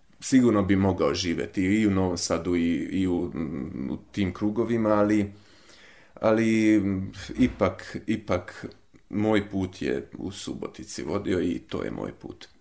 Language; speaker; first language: Serbian; non-native, local second language; Hungarian